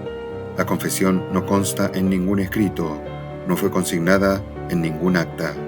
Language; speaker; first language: Spanish; native; Spanish